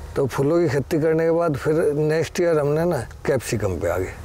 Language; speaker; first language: Hindi; native; Hindi